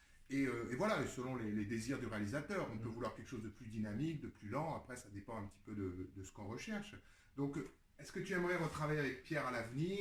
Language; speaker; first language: French; native; French